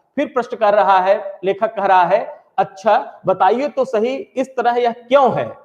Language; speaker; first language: Hindi; native; Hindi